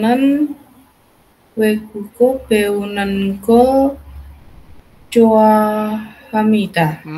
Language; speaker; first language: Korean; non-native, learner; Indonesian